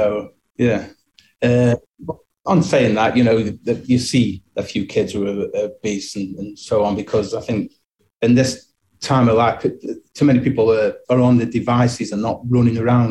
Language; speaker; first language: English; native; English